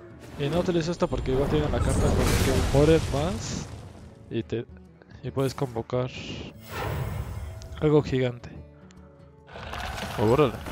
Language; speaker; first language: Spanish; native; Spanish